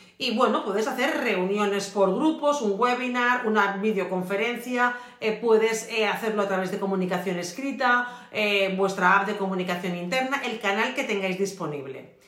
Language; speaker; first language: Spanish; native; Spanish